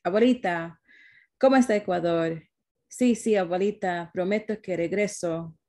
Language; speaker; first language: Spanish; early bilingual, heritage; Spanish